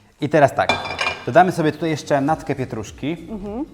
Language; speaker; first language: Polish; native; Polish